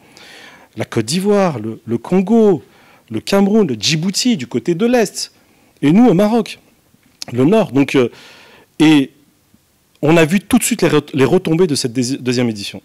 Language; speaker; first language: French; non-native, local second language; Arabic